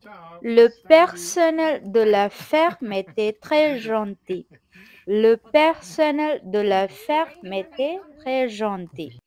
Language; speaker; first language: French; non-native, fluent; Tamil